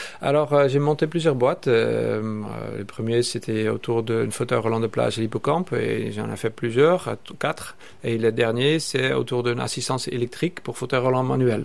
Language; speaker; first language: French; non-native, fluent; Dutch